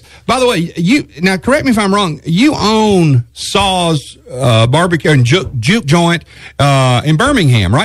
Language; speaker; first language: English; native; English